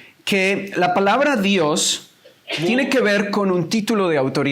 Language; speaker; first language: Spanish; native; Spanish